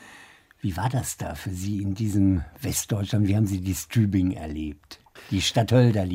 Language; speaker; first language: German; native; German